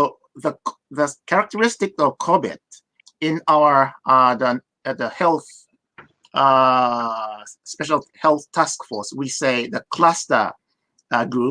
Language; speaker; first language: English; non-native, fluent; Japanese